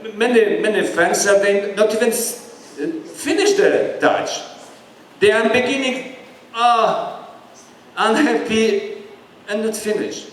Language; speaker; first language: English; non-native, learner; Polish